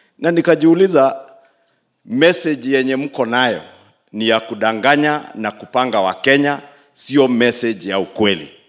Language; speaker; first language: Swahili; non-native, local second language; Kikuyu